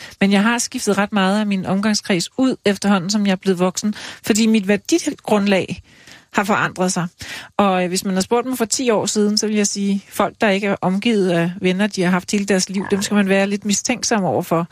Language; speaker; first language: Danish; native; Danish